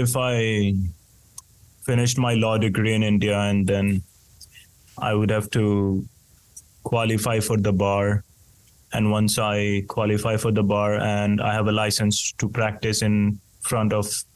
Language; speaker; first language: English; non-native, local second language; Hindi